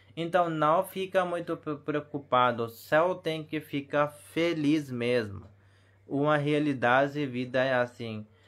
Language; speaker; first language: Portuguese; non-native, learner; Hindi